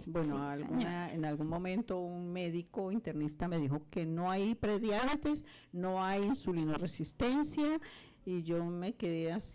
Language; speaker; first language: Spanish; native; Spanish